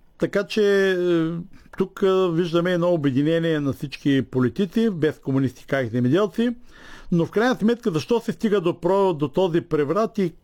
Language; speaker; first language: Bulgarian; native; Bulgarian